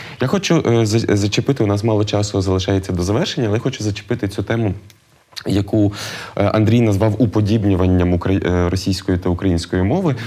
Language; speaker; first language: Ukrainian; native; Ukrainian